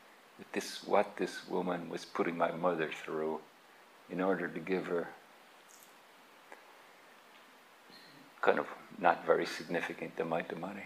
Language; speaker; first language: English; native; English